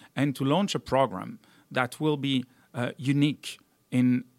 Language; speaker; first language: English; non-native, fluent; French